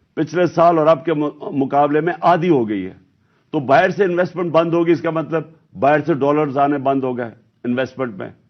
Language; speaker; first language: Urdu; native; Urdu